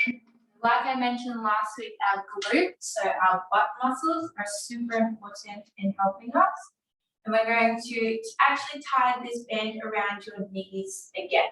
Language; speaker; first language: English; native; English